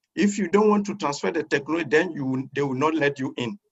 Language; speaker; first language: English; non-native, fluent; French